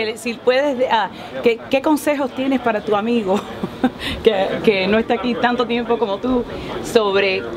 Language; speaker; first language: Spanish; early bilingual, heritage; Spanish